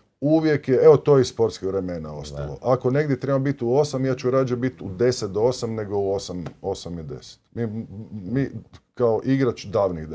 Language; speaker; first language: Serbian; native; Serbian